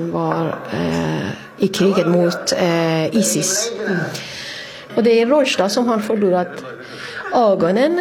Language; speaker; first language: Swedish; non-native, fluent; Persian